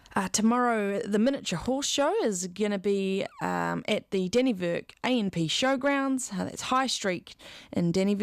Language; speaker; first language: English; native; English